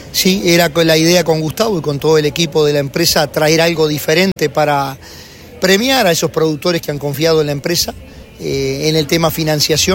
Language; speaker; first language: Spanish; native; Spanish